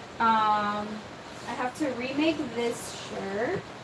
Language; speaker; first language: English; early bilingual, other home language; Spanish